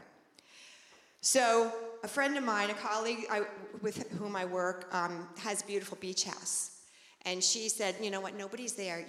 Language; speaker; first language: English; native; English